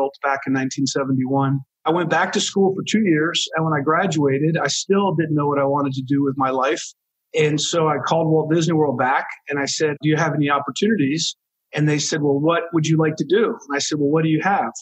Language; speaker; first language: English; native; English